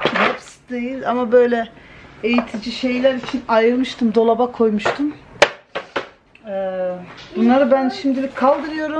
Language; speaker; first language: Turkish; early bilingual, other home language; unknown